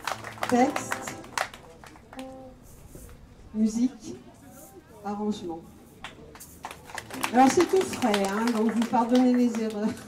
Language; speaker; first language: French; native; French